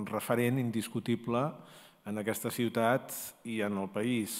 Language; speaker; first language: Catalan; native; Catalan